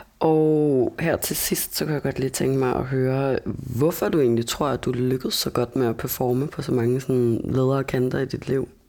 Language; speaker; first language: Danish; native; Danish